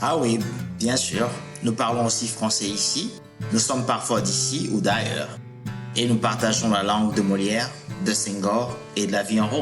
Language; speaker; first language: French; non-native, fluent; English